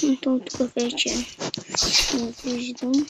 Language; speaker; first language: Bulgarian; native; Bulgarian